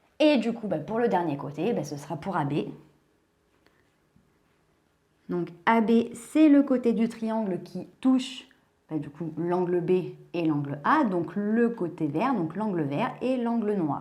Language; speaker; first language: French; native; French